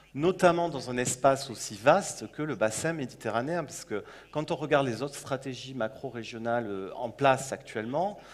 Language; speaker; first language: French; native; French